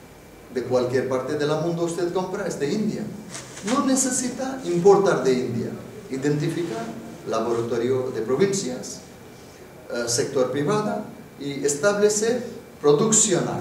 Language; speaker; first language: Spanish; non-native, fluent; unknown